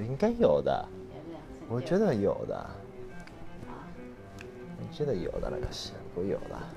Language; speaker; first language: Chinese; non-native, fluent; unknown